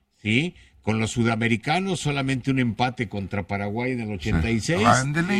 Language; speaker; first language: Spanish; native; Spanish